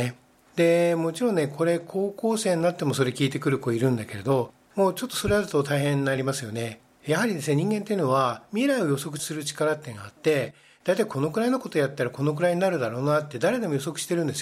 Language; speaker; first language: Japanese; native; Japanese